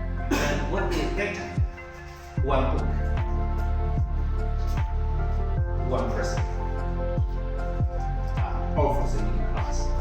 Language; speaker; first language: English; non-native, learner; Chinese